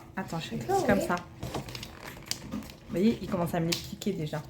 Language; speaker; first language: French; native; French